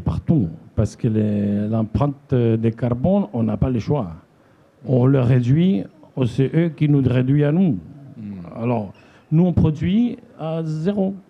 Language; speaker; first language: French; non-native, fluent; Spanish